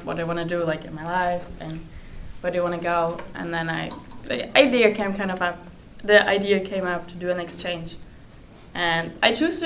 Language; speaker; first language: English; non-native, fluent; German